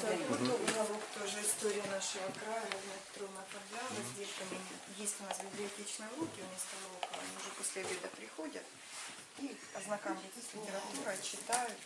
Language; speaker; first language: Russian; native; Russian